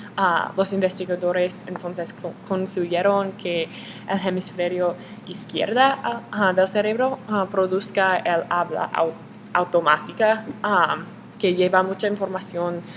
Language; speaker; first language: Spanish; non-native, learner; English